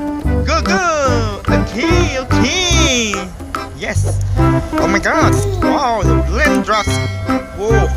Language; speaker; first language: English; non-native, learner; Indonesian